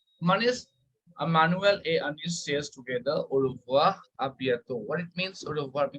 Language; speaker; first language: French; non-native, fluent; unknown